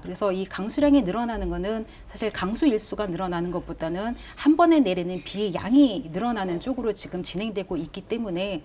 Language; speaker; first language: Korean; native; Korean